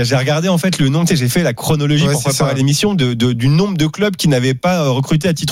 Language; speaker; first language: French; native; French